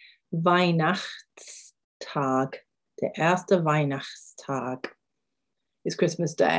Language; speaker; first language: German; non-native, fluent; English